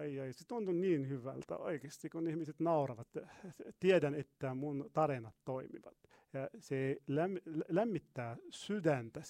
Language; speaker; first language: Finnish; non-native, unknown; Arabic